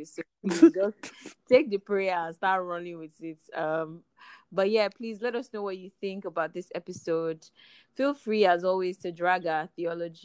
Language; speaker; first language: English; non-native, local second language; Igbo